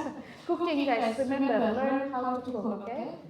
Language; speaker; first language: English; non-native, fluent; Indonesian